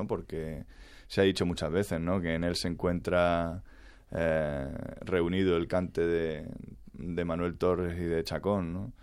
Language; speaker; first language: Spanish; native; Spanish